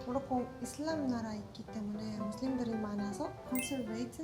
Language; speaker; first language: Korean; non-native, learner; Arabic